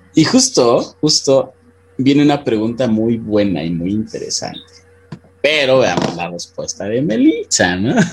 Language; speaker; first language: Spanish; native; Spanish